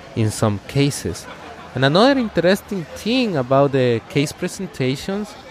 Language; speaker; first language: English; non-native, fluent; Spanish